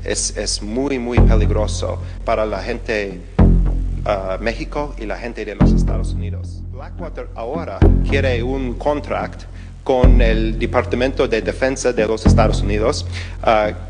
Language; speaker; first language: Spanish; non-native, learner; English